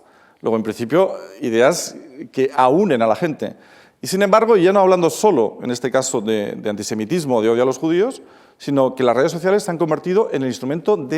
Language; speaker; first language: Spanish; native; Spanish